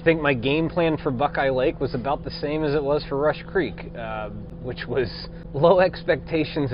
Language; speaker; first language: English; native; English